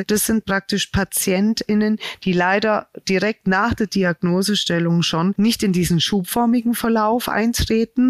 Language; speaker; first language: German; native; German